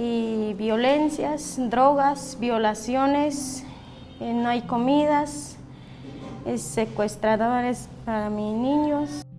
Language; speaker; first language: Spanish; non-native, local second language; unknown